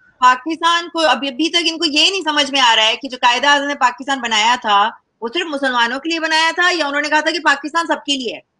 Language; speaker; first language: Urdu; native; Urdu